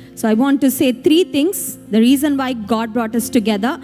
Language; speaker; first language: English; non-native, local second language; Telugu